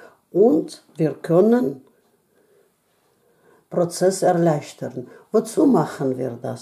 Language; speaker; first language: German; non-native, learner; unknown